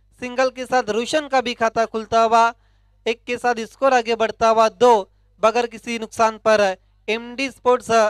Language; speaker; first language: Hindi; non-native, local second language; Marathi